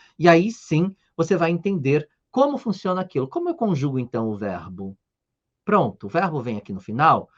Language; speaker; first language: Portuguese; native; Portuguese